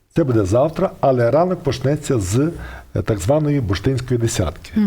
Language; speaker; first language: Ukrainian; native; Ukrainian